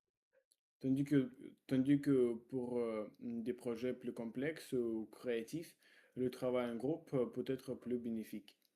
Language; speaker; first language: French; non-native, learner; Russian